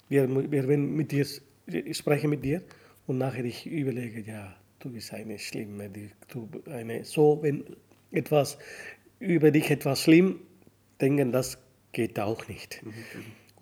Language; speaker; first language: German; non-native, learner; Tamil